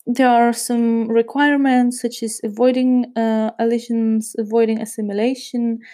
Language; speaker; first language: English; non-native, fluent; Czech